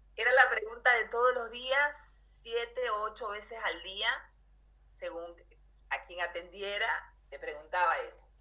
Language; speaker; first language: Spanish; native; Spanish